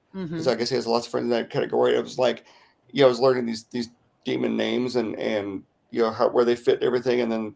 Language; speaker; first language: English; native; English